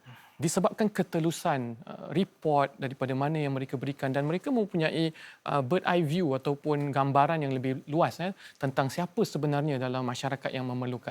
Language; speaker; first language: Malay; native; Malay